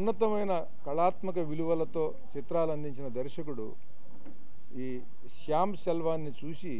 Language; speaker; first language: Telugu; native; Telugu